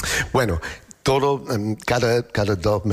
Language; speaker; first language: Spanish; non-native, learner; English